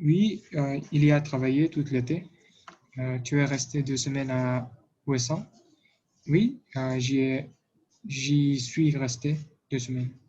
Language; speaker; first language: French; non-native, learner; Russian